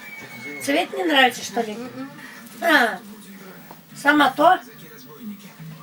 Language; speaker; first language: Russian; non-native, local second language; Tatar